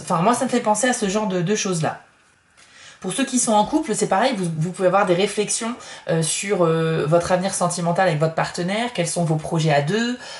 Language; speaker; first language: French; native; French